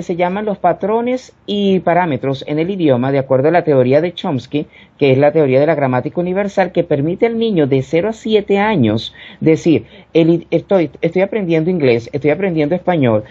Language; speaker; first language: Spanish; native; Spanish